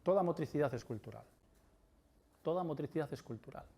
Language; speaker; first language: Spanish; native; Spanish